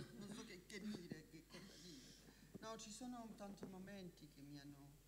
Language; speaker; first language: Italian; non-native, fluent; French